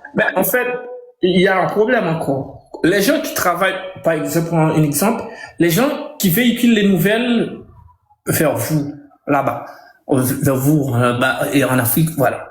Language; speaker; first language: French; non-native, local second language; Haitian Creole